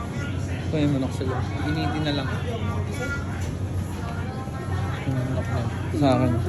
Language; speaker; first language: Filipino; native; Filipino